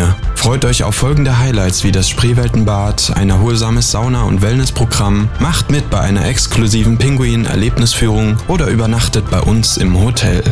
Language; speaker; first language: German; native; German